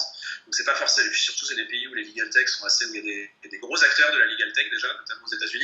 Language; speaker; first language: French; native; French